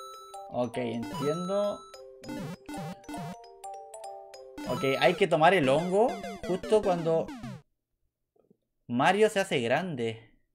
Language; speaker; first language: Spanish; native; Spanish